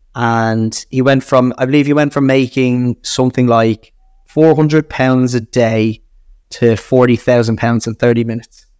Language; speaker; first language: English; native; English